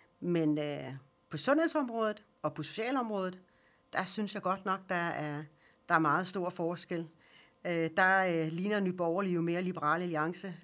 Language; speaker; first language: Danish; early bilingual, other home language; Swedish